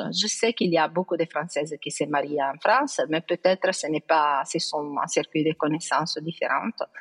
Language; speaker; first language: French; non-native, fluent; Italian